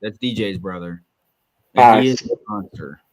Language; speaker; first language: English; native; English